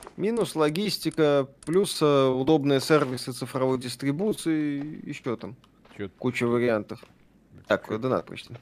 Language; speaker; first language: Russian; native; Russian